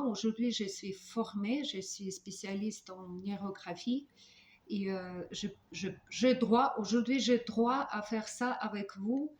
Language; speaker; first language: French; non-native, fluent; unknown